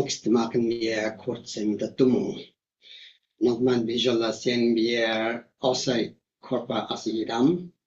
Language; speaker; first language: German; non-native, fluent; Tibetan